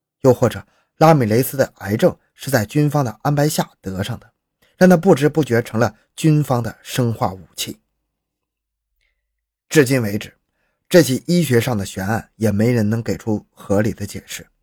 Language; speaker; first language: Chinese; native; Chinese